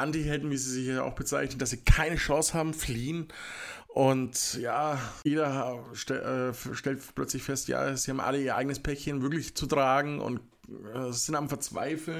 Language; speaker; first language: German; native; German